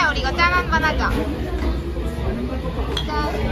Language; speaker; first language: Korean; native; Korean